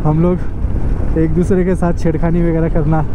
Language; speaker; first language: Hindi; non-native, local second language; Marathi